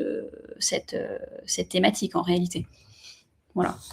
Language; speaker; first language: French; native; French